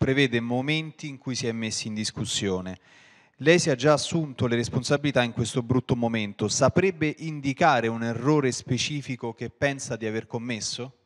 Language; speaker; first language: Italian; native; Italian